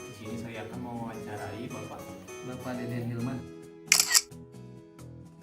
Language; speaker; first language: Indonesian; native; Indonesian